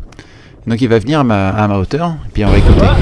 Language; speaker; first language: French; native; French